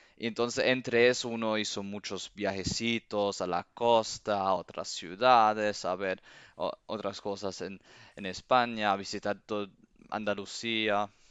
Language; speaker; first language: Spanish; early bilingual, heritage; Spanish